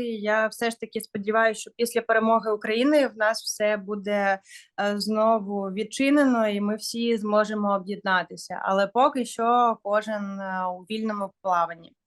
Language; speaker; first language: Ukrainian; non-native, local second language; Russian